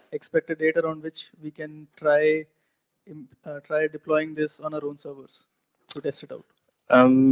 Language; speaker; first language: English; native; English